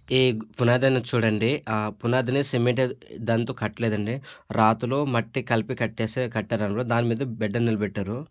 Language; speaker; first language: Telugu; non-native, local second language; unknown